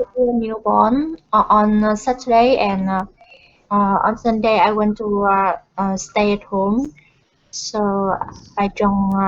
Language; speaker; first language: English; non-native, learner; Vietnamese